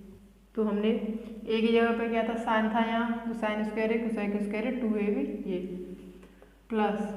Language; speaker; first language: Hindi; native; Hindi